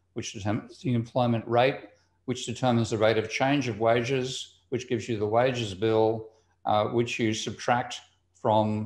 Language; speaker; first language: English; native; English